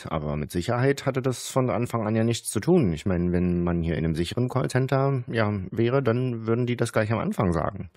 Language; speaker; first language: German; native; German